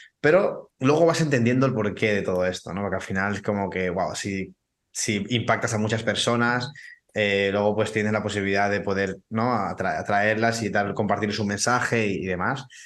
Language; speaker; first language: Spanish; native; Spanish